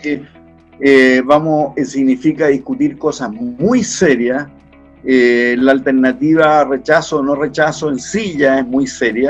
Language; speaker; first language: Spanish; native; Spanish